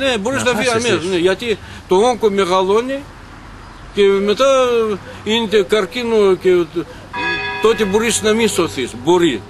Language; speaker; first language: Greek; non-native, learner; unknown